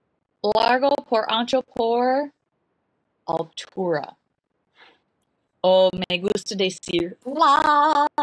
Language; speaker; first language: Spanish; non-native, learner; English